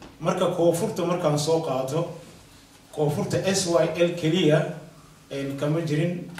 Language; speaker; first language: Somali; native; Somali